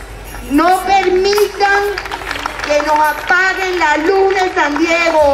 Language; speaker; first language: Spanish; native; Spanish